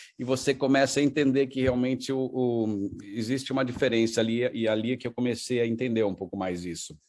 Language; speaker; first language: Portuguese; native; Portuguese